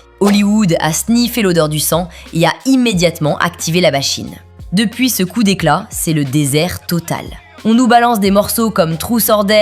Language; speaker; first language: French; native; French